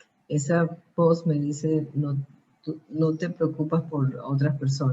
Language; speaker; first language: Spanish; early bilingual, heritage; Spanish